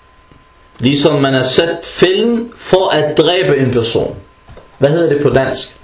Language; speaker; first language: Danish; early bilingual, other home language; Arabic